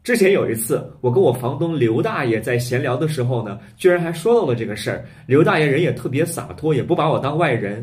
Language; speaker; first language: Chinese; native; Chinese